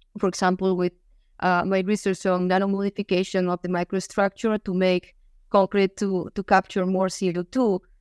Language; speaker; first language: English; non-native, fluent; Galician